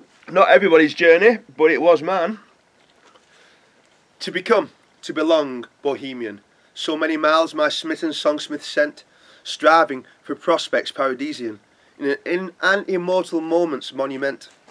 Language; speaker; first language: English; native; English